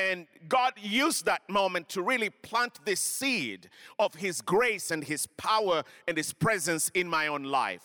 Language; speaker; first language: English; non-native, local second language; Luyia